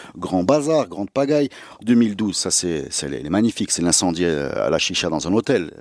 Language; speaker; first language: French; non-native, local second language; Arabic